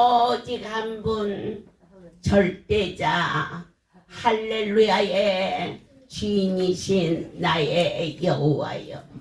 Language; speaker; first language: Korean; native; Korean